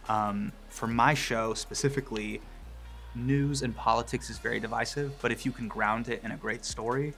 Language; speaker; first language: English; native; English